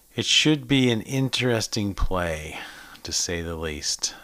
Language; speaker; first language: English; native; English